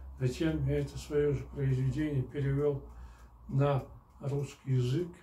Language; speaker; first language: Russian; non-native, local second language; Kyrgyz